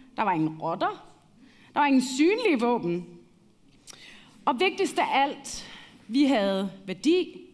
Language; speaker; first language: Danish; early bilingual, other home language; Arabic